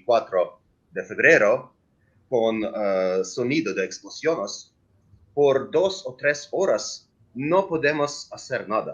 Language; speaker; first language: Spanish; non-native, learner; Ukrainian